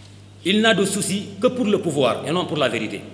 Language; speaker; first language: French; non-native, local second language; Wolof